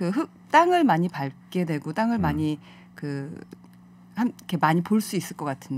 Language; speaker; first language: Korean; native; Korean